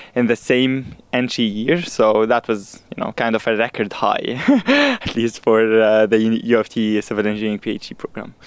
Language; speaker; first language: English; non-native, fluent; Arabic